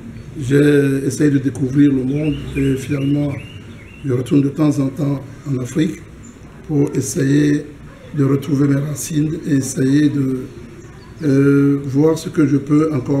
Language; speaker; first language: French; non-native, local second language; Ewe